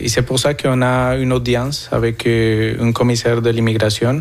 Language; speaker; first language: French; non-native, fluent; Spanish